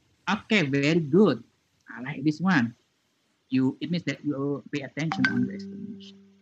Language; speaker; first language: English; non-native, fluent; Indonesian